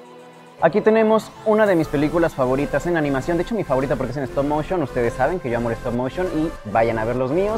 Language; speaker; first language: Spanish; native; Spanish